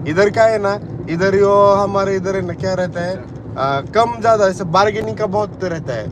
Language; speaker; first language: Hindi; non-native, local second language; Marathi